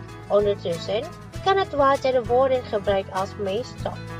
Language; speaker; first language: Dutch; non-native, local second language; Indonesian